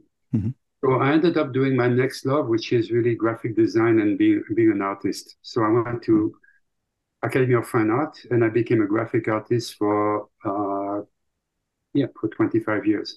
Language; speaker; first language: English; non-native, fluent; French